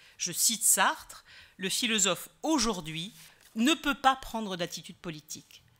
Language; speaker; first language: French; native; French